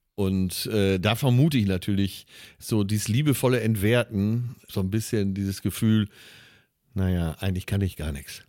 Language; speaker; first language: German; native; German